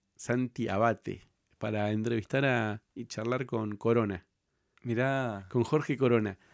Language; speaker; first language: Spanish; native; Spanish